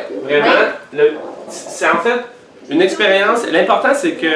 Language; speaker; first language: French; native; French